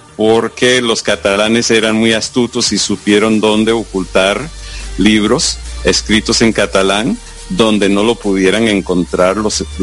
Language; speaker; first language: Spanish; non-native, fluent; English